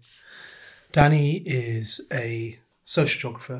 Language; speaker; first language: English; native; English